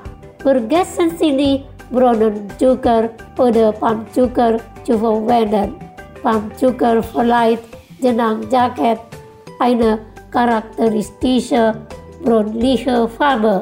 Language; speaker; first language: German; non-native, fluent; Indonesian